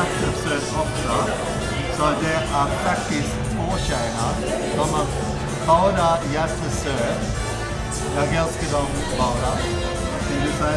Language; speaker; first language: Swedish; non-native, learner; English